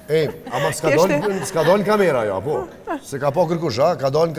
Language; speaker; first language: Albanian; native; Albanian